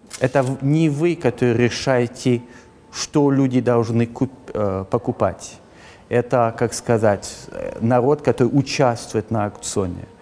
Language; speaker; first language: Russian; early bilingual, heritage; Russian